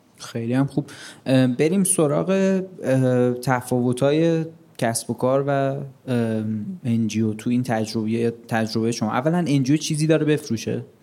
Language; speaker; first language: Persian; native; Persian